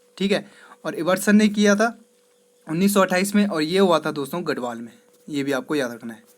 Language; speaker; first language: Hindi; native; Hindi